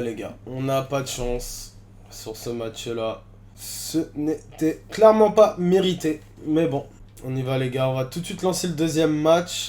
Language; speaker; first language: French; native; French